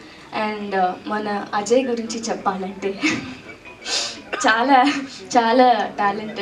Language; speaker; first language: Telugu; non-native, learner; Tamil